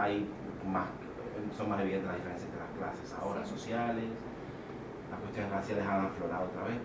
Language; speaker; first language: Spanish; native; Spanish